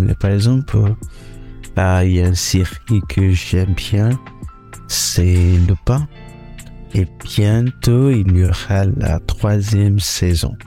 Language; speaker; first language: French; non-native, learner; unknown